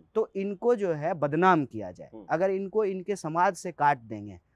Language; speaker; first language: Hindi; native; Hindi